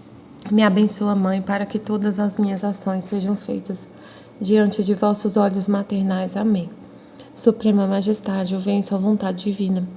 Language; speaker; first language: Portuguese; native; Portuguese